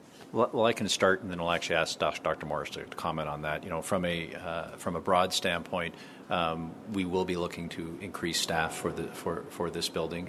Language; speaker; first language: English; native; English